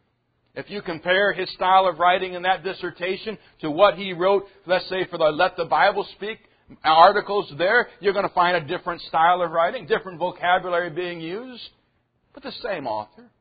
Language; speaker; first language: English; native; English